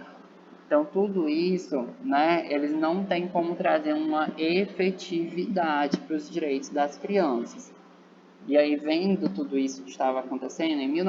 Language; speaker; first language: Portuguese; native; Portuguese